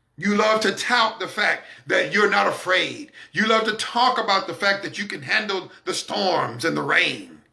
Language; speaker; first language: English; native; English